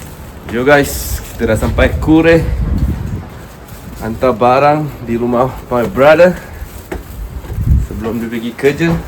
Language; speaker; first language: Malay; native; Malay